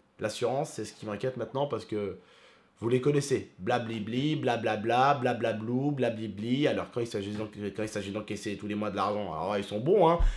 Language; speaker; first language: French; early bilingual, other home language; Arabic